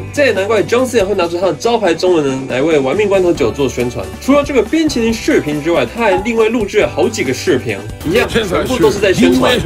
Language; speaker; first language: Chinese; native; Chinese